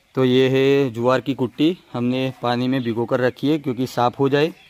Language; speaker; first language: Hindi; non-native, local second language; Gujarati